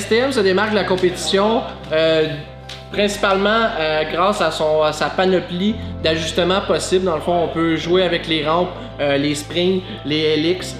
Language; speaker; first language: French; native; French